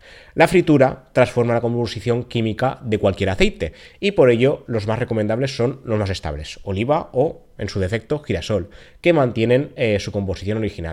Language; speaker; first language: Spanish; native; Spanish